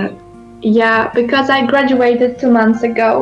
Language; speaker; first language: English; non-native, learner; Polish